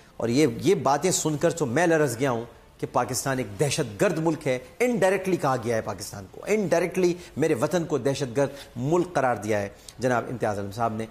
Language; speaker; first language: Urdu; native; Urdu